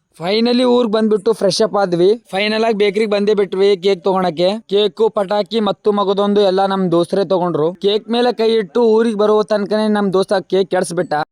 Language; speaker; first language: Kannada; native; Kannada